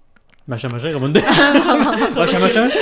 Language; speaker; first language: Korean; non-native, fluent; French